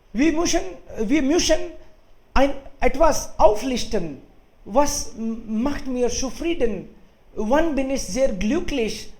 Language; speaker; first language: German; non-native, fluent; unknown